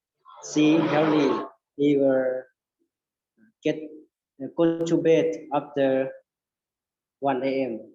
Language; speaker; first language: English; non-native, learner; Thai